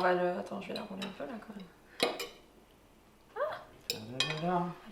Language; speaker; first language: French; native; French